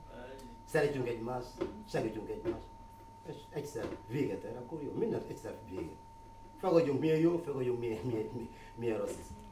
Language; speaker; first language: Hungarian; non-native, fluent; Wolof